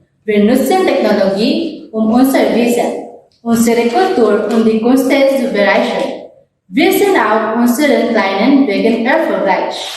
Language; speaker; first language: German; non-native, learner; Filipino